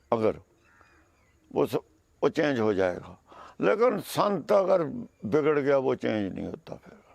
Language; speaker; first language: Hindi; non-native, local second language; Punjabi